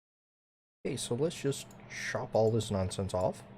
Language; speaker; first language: English; native; English